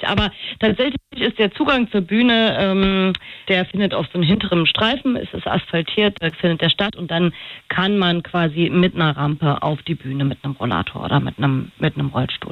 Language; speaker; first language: German; native; German